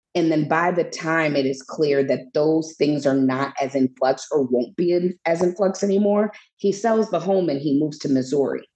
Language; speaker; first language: English; native; English